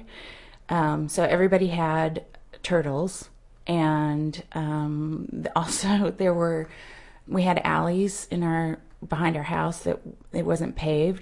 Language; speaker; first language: English; native; English